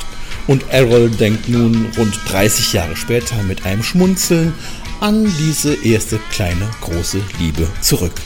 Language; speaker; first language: German; native; German